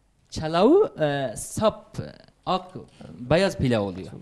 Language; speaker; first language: Turkish; non-native, fluent; Uzbek